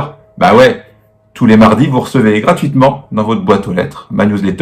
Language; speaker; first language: French; native; French